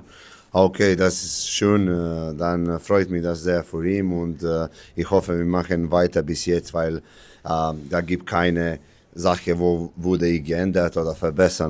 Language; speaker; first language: German; non-native, learner; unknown